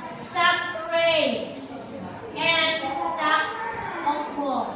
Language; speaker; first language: English; non-native, local second language; Indonesian